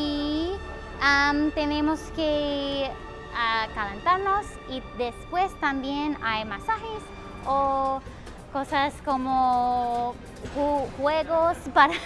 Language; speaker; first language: Spanish; non-native, fluent; English